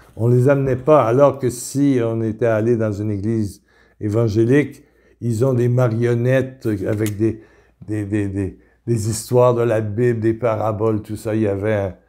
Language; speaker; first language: French; native; French